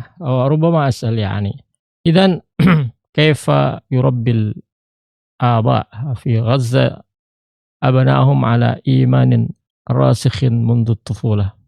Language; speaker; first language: Arabic; non-native, fluent; Indonesian